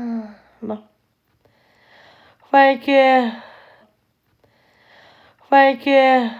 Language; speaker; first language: French; native; French